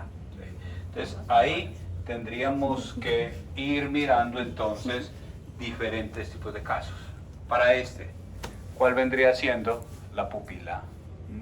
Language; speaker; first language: Spanish; native; Spanish